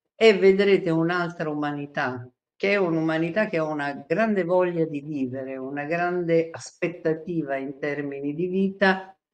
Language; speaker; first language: Italian; native; Italian